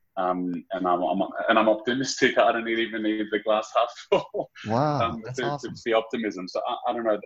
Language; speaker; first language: English; native; English